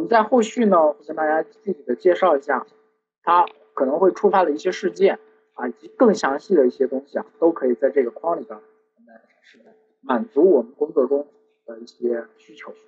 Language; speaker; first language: Chinese; native; Chinese